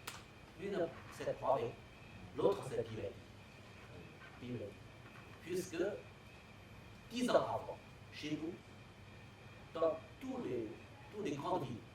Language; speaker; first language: French; non-native, fluent; Chinese